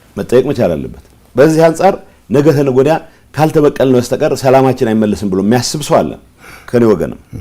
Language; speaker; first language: Amharic; non-native, local second language; Tigrinya